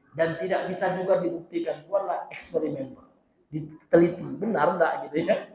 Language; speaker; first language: Indonesian; non-native, local second language; Minangkabau